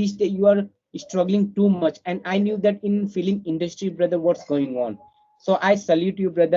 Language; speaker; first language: English; non-native, fluent; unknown